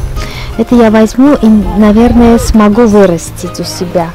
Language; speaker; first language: Russian; non-native, fluent; Armenian